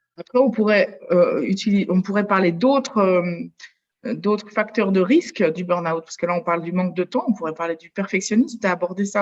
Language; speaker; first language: French; native; French